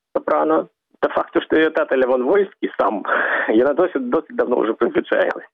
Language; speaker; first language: Belarusian; native; Belarusian